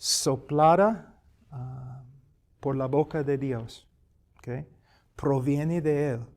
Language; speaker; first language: Spanish; non-native, fluent; English